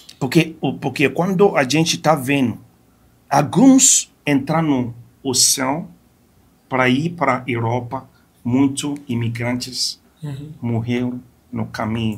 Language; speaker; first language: Portuguese; non-native, fluent; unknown